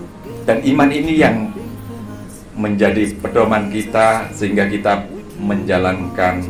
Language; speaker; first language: Indonesian; native; Indonesian